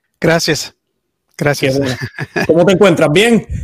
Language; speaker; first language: Spanish; early bilingual, heritage; English